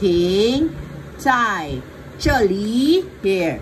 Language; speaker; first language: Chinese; non-native, fluent; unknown